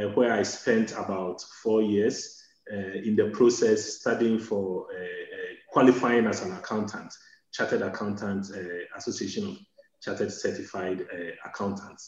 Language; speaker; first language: English; non-native, local second language; Akan